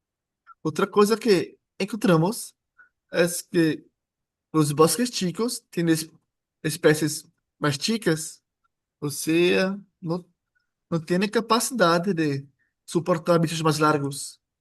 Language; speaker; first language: Spanish; non-native, fluent; Portuguese